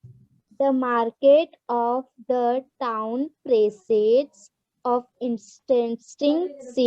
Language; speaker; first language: English; non-native, learner; Hindi